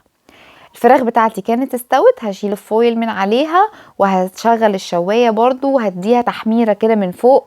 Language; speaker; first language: Arabic; native; Arabic